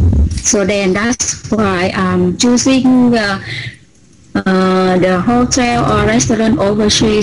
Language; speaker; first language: English; non-native, learner; Vietnamese